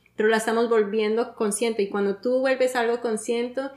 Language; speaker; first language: Spanish; early bilingual, heritage; Spanish